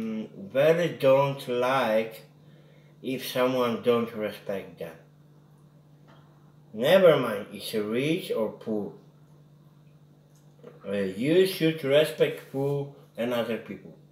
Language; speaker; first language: English; non-native, learner; Polish